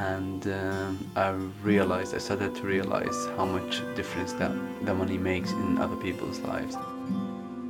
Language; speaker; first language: English; non-native, fluent; Arabic